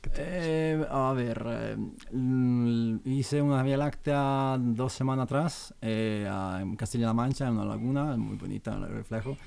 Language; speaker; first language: Spanish; non-native, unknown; Italian